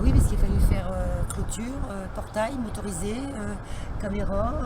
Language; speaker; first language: French; native; French